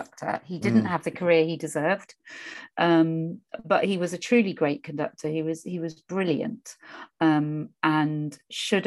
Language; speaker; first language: English; native; English